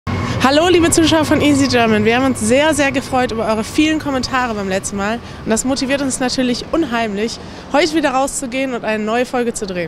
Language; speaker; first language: German; native; German